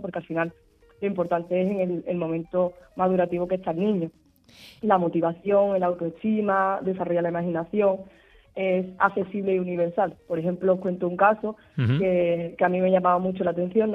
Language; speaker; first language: Spanish; native; Spanish